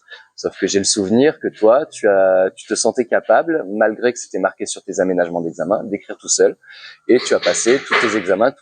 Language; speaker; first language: French; native; French